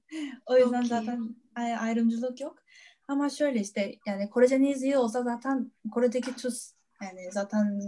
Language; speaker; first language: Turkish; non-native, fluent; Korean